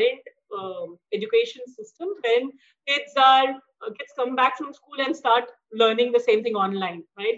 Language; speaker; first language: English; non-native, local second language; Hindi